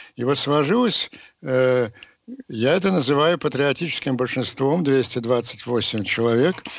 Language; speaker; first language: Russian; native; Russian